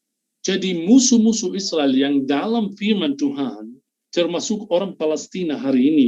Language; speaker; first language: Indonesian; non-native, fluent; Arabic